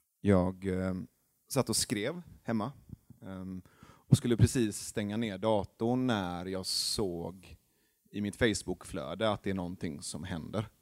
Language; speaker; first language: Swedish; early bilingual, other home language; Persian